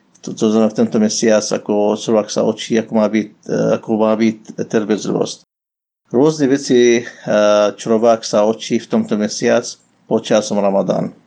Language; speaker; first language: Slovak; non-native, learner; Arabic